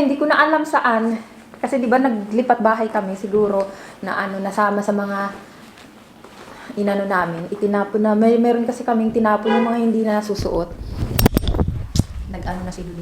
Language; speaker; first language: Filipino; non-native, local second language; Cebuano